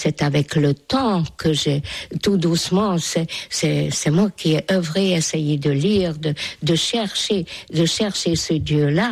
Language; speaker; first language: French; non-native, fluent; Hungarian